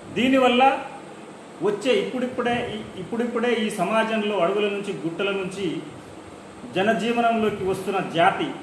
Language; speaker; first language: Telugu; non-native, local second language; Lambadi